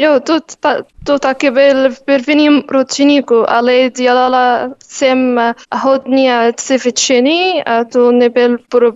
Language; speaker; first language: Czech; non-native, learner; Arabic